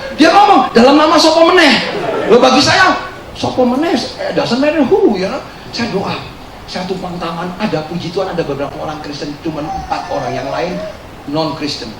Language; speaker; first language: Indonesian; early bilingual, heritage; Indonesian